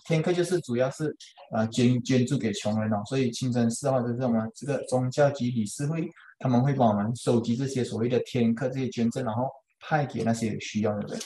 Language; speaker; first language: Chinese; native; Chinese